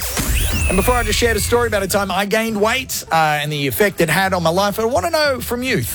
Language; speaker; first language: English; native; English